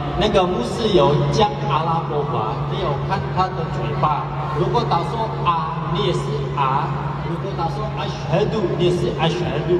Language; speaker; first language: Chinese; non-native, learner; Indonesian